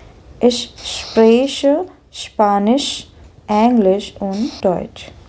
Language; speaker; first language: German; non-native, fluent; Hindi